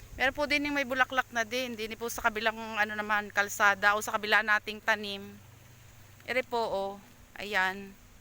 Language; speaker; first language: Filipino; native; Filipino